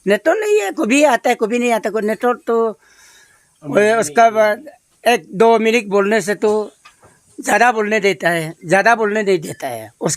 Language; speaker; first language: Hindi; non-native, local second language; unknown